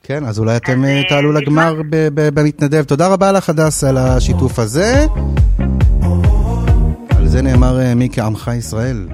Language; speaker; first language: Hebrew; native; Hebrew